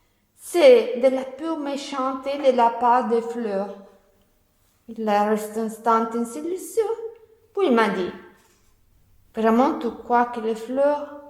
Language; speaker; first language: French; non-native, learner; Italian